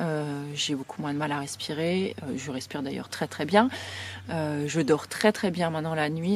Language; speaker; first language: French; native; French